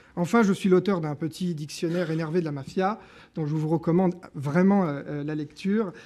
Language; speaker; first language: French; native; French